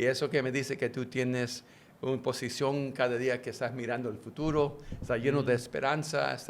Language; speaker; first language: Spanish; early bilingual, heritage; English